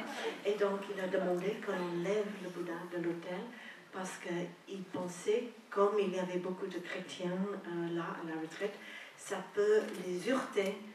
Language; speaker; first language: French; non-native, fluent; English